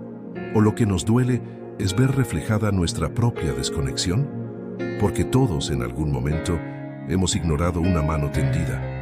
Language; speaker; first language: Spanish; native; Spanish